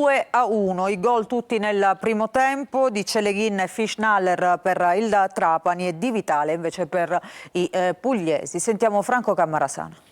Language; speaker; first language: Italian; native; Italian